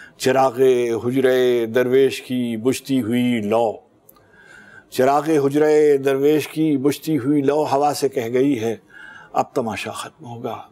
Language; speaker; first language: Urdu; native; Urdu